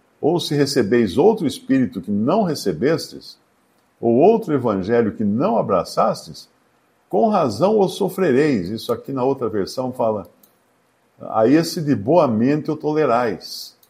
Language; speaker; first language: Portuguese; native; Portuguese